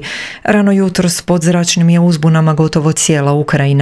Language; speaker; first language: Croatian; native; Croatian